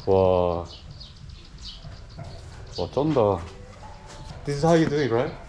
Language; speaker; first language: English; non-native, learner; Korean